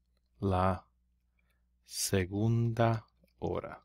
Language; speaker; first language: Spanish; non-native, fluent; English